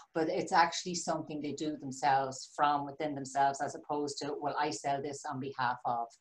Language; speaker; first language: English; native; English